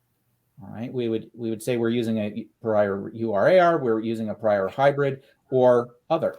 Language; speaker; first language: English; native; English